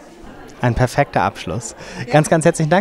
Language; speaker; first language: German; native; German